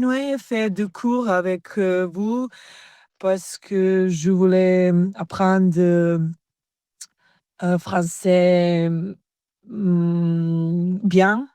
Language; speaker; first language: French; non-native, learner; Serbian